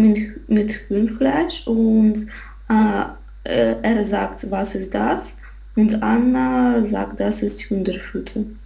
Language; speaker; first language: German; non-native, learner; Russian